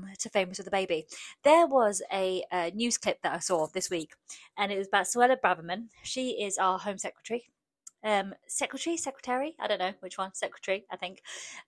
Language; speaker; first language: English; early bilingual, other home language; Polish